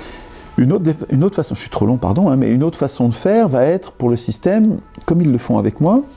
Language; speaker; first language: French; native; French